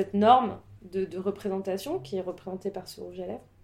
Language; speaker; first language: French; native; French